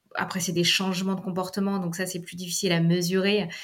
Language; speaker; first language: French; native; French